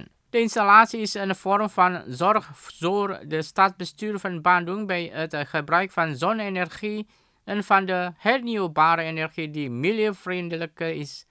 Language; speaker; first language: Dutch; non-native, fluent; Indonesian